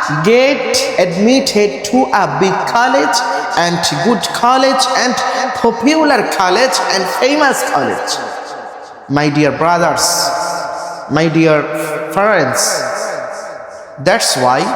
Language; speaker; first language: English; non-native, learner; Bangla